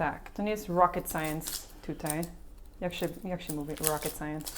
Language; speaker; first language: Polish; non-native, learner; English